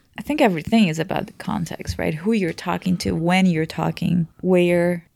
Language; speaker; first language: English; non-native, fluent; Portuguese